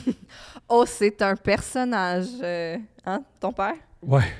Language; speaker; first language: French; native; French